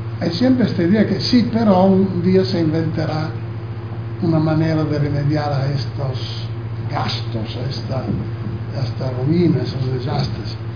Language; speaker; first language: Spanish; non-native, fluent; Italian